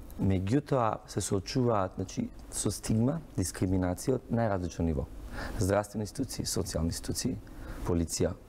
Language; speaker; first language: Macedonian; native; Macedonian